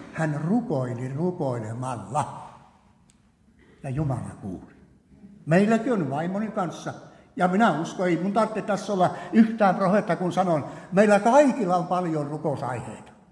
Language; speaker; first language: Finnish; native; Finnish